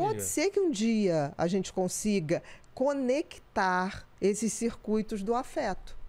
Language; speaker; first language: Portuguese; native; Portuguese